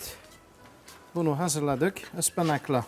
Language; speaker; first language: Turkish; non-native, fluent; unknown